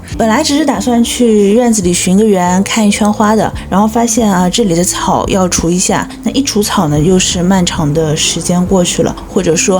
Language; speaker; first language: Chinese; native; Chinese